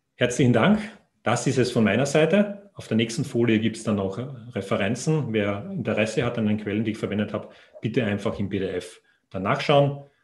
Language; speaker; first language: German; native; German